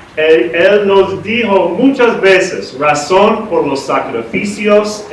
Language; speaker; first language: Spanish; non-native, learner; English